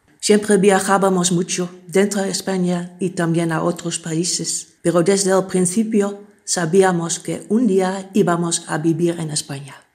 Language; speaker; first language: Spanish; non-native, fluent; Dutch